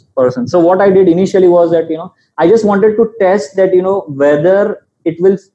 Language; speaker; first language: English; non-native, local second language; Gujarati